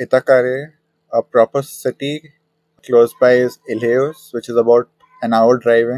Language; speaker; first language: English; non-native, local second language; Hindi